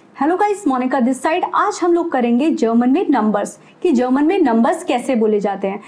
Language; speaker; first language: Hindi; native; Hindi